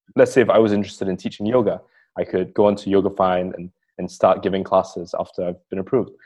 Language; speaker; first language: English; native; English